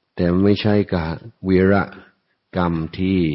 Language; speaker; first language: Thai; non-native, fluent; English